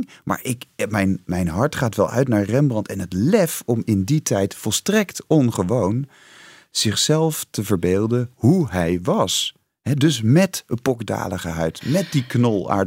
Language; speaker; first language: Dutch; native; Dutch